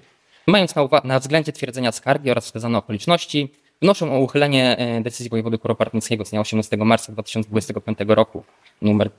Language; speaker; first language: Polish; native; Polish